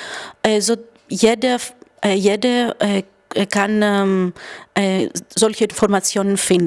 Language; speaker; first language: German; non-native, fluent; Greek